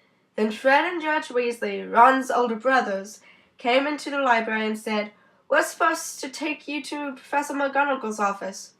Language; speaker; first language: English; native; English